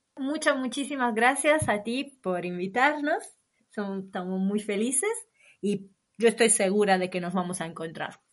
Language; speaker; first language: Spanish; non-native, fluent; Italian